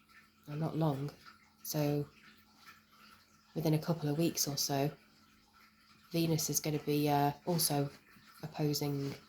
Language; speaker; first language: English; native; English